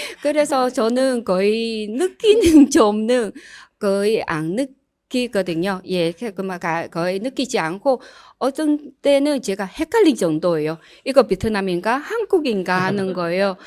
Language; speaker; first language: Korean; non-native, learner; Vietnamese